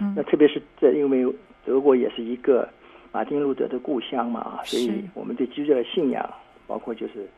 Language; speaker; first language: Chinese; native; Chinese